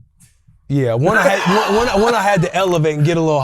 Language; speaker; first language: English; native; English